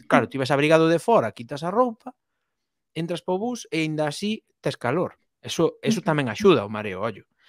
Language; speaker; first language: Galician; non-native, local second language; Spanish